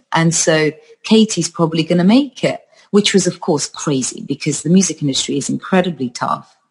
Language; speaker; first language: English; early bilingual, other home language; Georgian